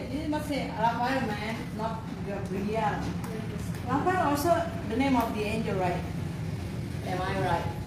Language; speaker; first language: English; non-native, learner; Indonesian